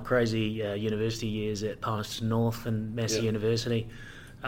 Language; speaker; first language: English; native; English